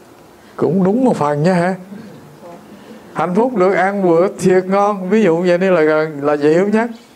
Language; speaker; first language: Vietnamese; native; Vietnamese